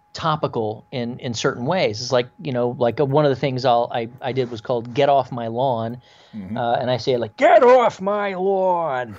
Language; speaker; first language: English; native; English